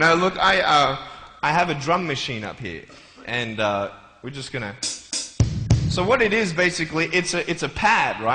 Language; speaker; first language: English; native; English